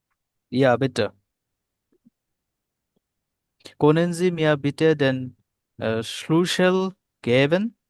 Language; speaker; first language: German; non-native, learner; Bangla